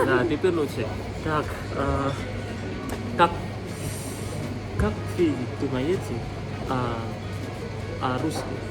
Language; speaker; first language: Russian; non-native, learner; Indonesian